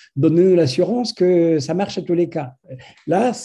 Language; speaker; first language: French; non-native, fluent; Spanish